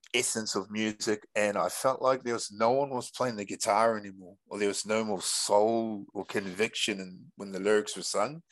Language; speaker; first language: English; native; English